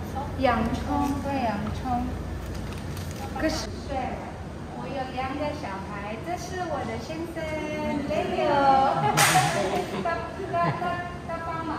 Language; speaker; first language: Chinese; non-native, fluent; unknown